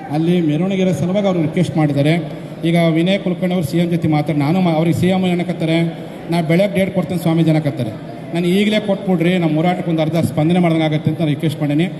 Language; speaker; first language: Kannada; native; Kannada